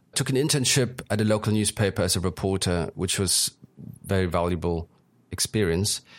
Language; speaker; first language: English; early bilingual, other home language; German